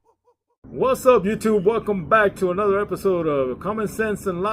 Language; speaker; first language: English; native; English